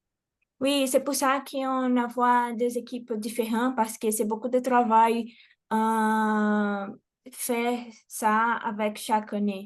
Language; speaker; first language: French; non-native, fluent; Portuguese